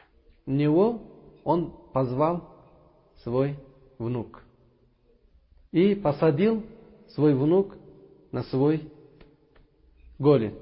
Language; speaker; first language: Russian; non-native, learner; Uzbek